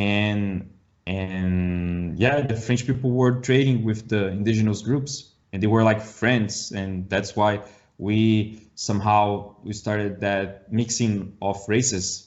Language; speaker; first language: English; non-native, learner; Portuguese